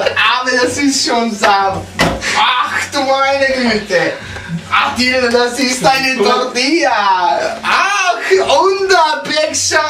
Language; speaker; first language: German; non-native, learner; Hungarian